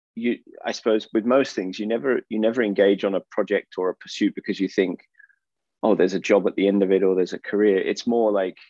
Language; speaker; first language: English; native; English